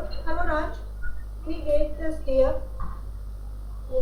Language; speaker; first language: German; non-native, learner; Hindi